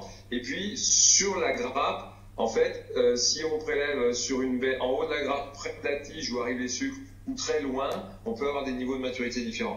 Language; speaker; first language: French; native; French